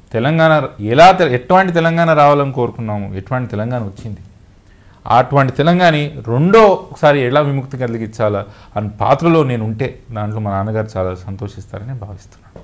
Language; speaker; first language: Telugu; native; Telugu